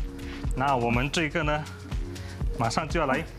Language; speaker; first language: Chinese; native; Chinese